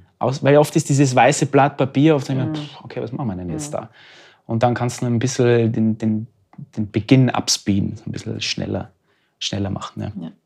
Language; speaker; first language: German; native; German